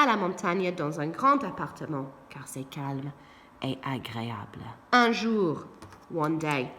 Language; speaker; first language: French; non-native, fluent; English